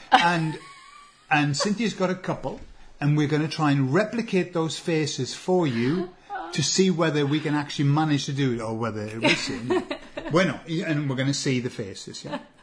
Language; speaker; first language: English; native; English